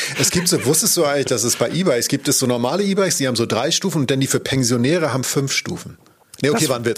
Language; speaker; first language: German; native; German